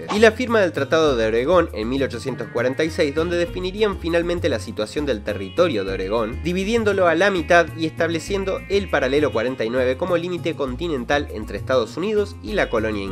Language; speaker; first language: Spanish; native; Spanish